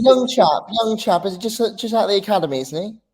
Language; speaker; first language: English; native; English